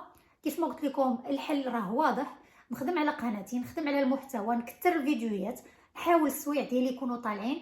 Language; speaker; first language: Arabic; native; Arabic